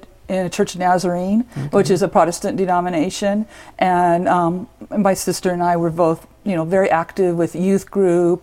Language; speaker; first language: English; native; English